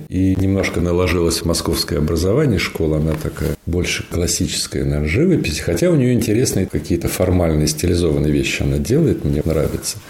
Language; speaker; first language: Russian; native; Russian